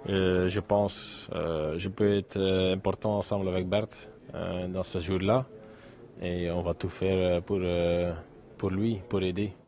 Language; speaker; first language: French; non-native, local second language; Dutch